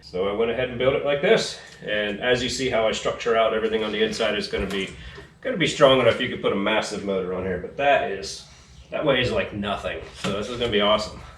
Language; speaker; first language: English; native; English